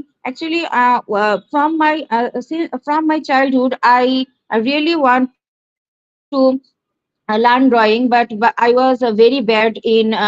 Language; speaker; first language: English; non-native, learner; Bangla